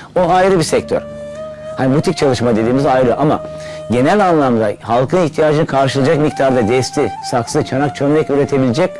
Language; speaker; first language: Turkish; native; Turkish